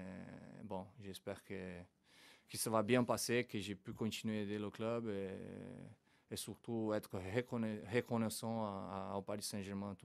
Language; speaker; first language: French; non-native, fluent; Portuguese